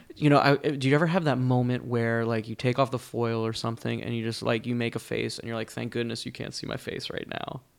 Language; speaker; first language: English; native; English